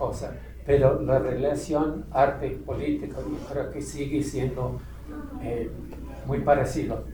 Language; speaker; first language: Spanish; non-native, fluent; English